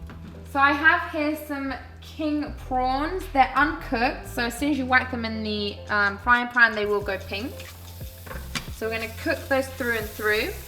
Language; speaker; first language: English; native; English